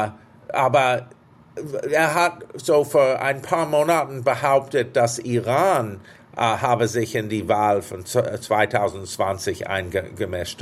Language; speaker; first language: German; non-native, fluent; English